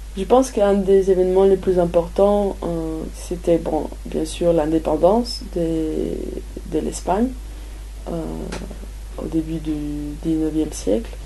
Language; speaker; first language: French; non-native, fluent; Spanish